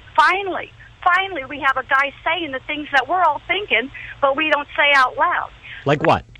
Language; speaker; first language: English; native; English